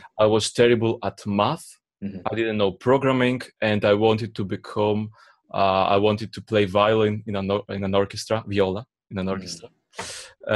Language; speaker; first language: English; non-native, fluent; Greek